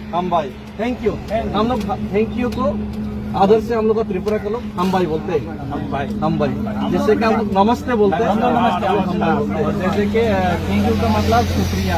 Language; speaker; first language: Hindi; non-native, local second language; Kok Borok